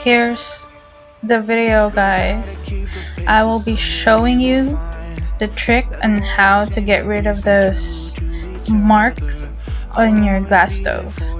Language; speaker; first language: English; non-native, local second language; Filipino